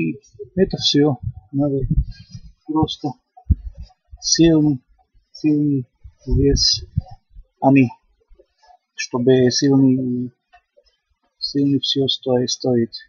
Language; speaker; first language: Russian; non-native, learner; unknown